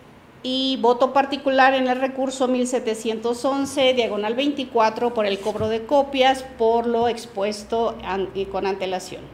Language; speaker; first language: Spanish; native; Spanish